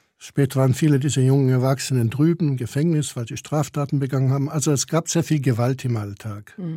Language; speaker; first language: German; early bilingual, other home language; Croatian